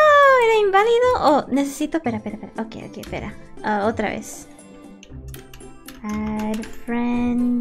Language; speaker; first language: Spanish; early bilingual, heritage; Spanish